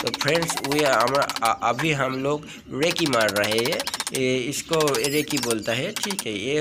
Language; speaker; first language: Hindi; non-native, local second language; Bangla